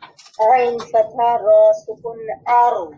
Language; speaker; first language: Arabic; non-native, learner; Bangla